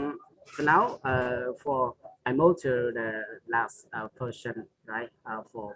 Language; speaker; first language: English; non-native, learner; Khmer